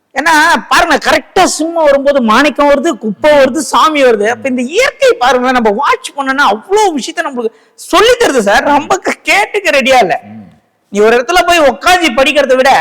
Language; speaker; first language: Tamil; native; Tamil